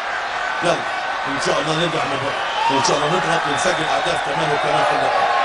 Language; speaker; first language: Arabic; native; Arabic